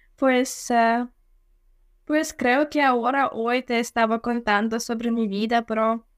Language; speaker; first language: Spanish; non-native, fluent; Ukrainian